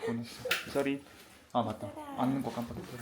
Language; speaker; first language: Korean; native; Korean